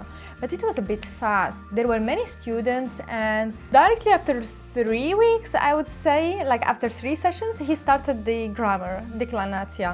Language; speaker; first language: English; non-native, local second language; Arabic